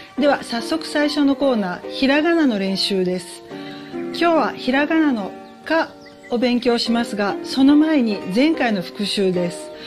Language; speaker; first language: Japanese; native; Japanese